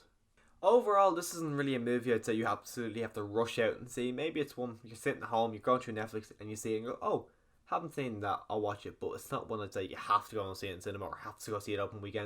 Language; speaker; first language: English; native; English